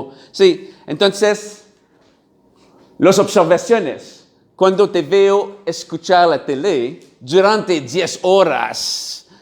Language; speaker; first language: Spanish; non-native, learner; French